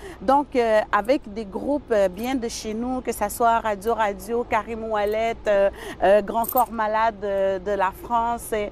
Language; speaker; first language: French; native; French